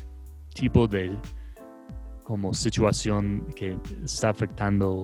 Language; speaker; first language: Spanish; non-native, fluent; English